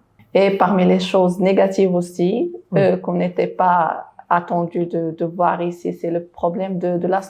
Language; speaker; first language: French; non-native, local second language; Arabic